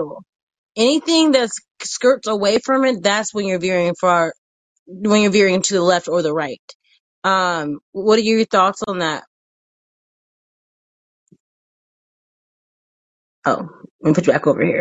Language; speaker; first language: English; native; English